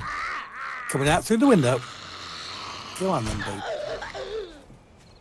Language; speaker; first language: English; native; English